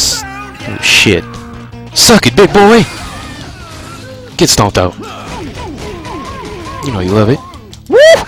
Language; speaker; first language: English; native; English